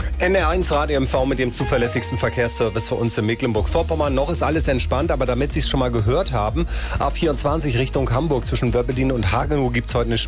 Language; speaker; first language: German; native; German